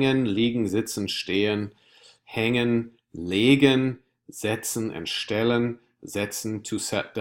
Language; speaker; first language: German; non-native, fluent; English